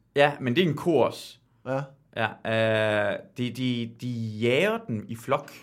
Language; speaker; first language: Danish; non-native, fluent; Persian